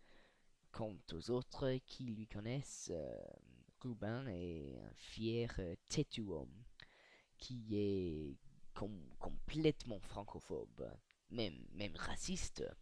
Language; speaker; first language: French; non-native, learner; English